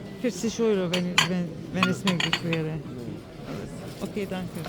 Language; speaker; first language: German; non-native, learner; Turkish